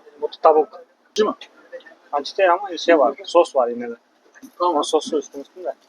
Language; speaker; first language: Turkish; non-native, fluent; Hindi